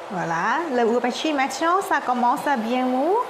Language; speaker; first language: French; non-native, learner; Thai